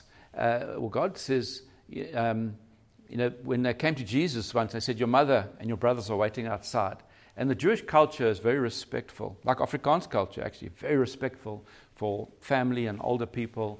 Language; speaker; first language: English; native; English